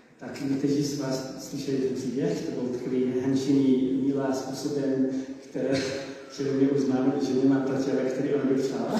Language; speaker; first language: Czech; non-native, learner; English